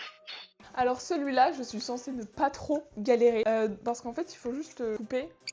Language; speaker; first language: French; native; French